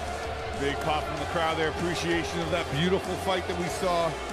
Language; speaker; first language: English; native; English